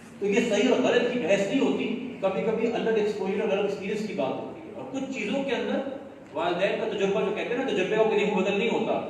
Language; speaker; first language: Urdu; non-native, local second language; Sindhi